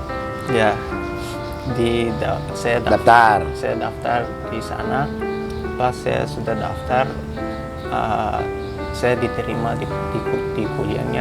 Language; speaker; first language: Indonesian; non-native, fluent; Hausa